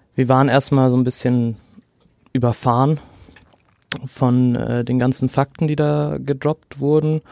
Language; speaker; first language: German; early bilingual, other home language; Arabic